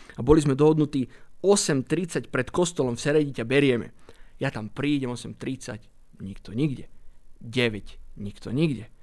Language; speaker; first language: Slovak; native; Slovak